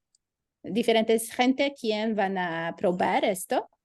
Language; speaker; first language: Spanish; non-native, fluent; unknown